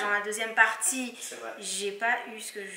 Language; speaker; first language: French; native; French